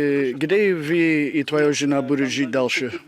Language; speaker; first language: Russian; non-native, learner; English